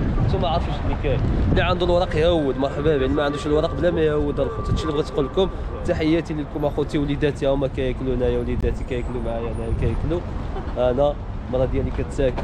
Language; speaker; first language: Arabic; native; Arabic